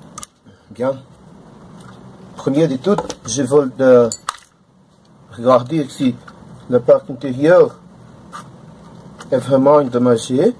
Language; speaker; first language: French; non-native, learner; Portuguese